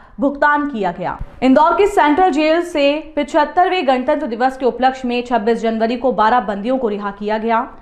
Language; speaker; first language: Hindi; native; Hindi